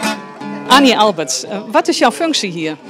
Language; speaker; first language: Dutch; native; Dutch